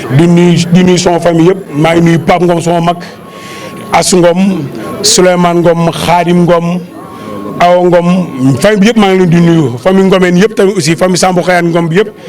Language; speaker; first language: Wolof; native; Wolof